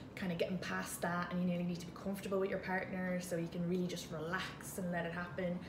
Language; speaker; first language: English; native; English